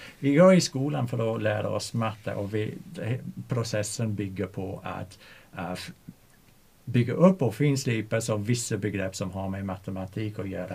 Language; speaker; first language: Swedish; non-native, fluent; English